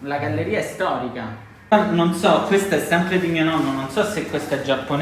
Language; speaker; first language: Italian; native; Italian